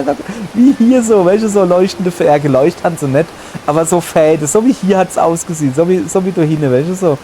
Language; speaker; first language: German; native; German